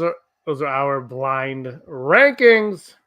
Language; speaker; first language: English; native; English